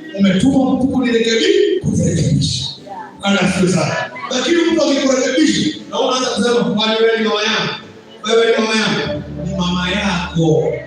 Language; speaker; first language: Swahili; non-native, local second language; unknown